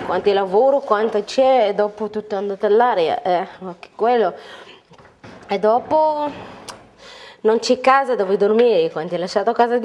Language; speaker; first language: Italian; non-native, learner; Arabic